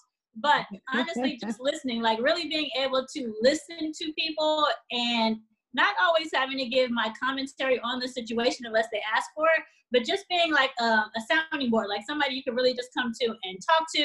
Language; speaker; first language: English; native; English